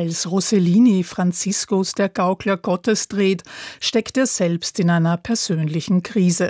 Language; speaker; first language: German; native; German